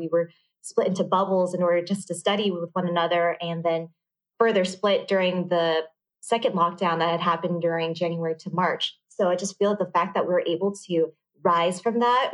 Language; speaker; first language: English; early bilingual, other home language; Vietnamese